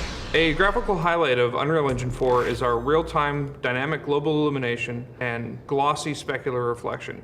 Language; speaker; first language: English; native; English